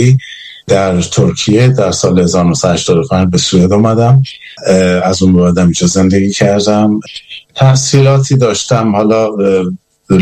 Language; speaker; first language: Persian; native; Persian